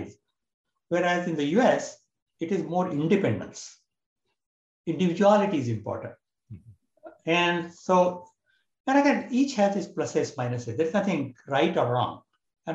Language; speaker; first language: English; non-native, local second language; Marathi